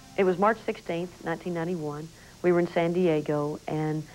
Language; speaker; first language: English; native; English